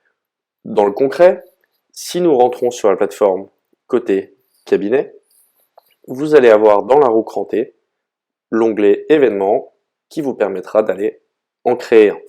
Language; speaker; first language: French; native; French